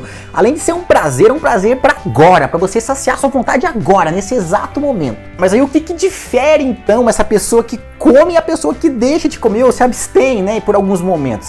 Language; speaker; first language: Portuguese; native; Portuguese